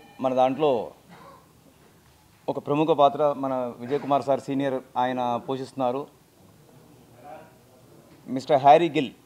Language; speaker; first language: Telugu; native; Telugu